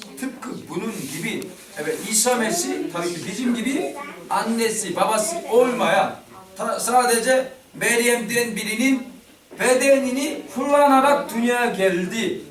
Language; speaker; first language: Turkish; non-native, learner; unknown